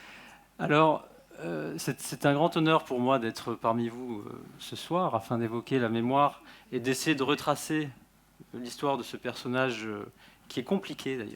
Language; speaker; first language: French; native; French